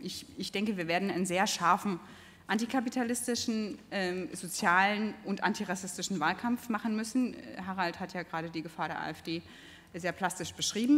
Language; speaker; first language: German; native; German